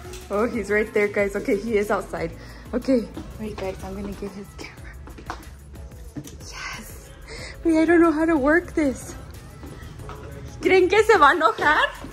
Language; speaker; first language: English; early bilingual, other home language; Spanish